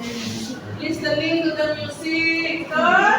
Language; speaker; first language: English; non-native, learner; Indonesian